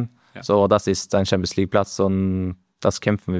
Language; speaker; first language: German; non-native, learner; Norwegian